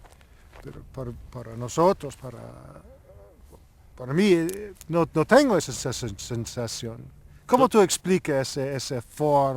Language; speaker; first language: Spanish; non-native, learner; English